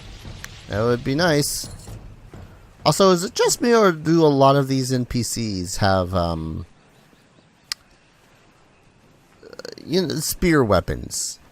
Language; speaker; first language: English; native; English